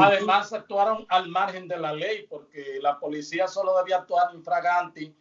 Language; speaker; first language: Spanish; native; Spanish